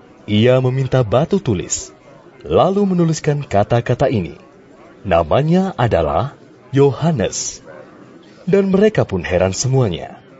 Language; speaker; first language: Indonesian; native; Indonesian